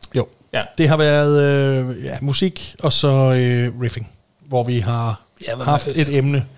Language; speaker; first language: Danish; native; Danish